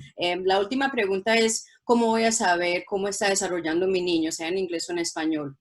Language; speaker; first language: Spanish; non-native, local second language; English